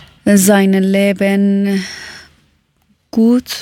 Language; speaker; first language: German; non-native, learner; Persian